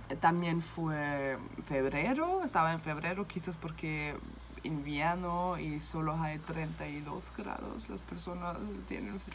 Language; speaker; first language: Spanish; non-native, fluent; German